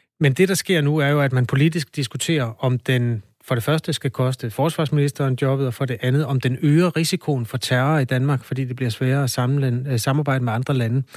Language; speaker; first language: Danish; native; Danish